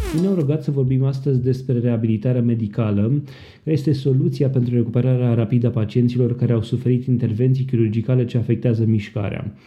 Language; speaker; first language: Romanian; native; Romanian